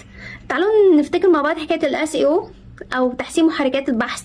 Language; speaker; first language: Arabic; native; Arabic